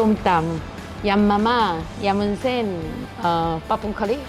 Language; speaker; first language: Thai; non-native, learner; Korean